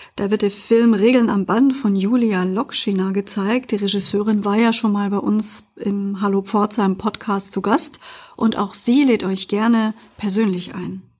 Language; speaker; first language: German; native; German